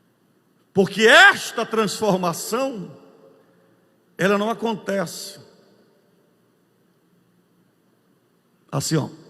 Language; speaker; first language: Portuguese; native; Portuguese